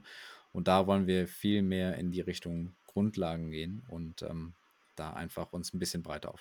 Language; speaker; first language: German; native; German